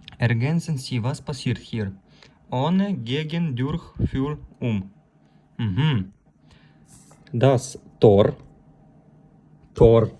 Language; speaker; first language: German; non-native, learner; Ukrainian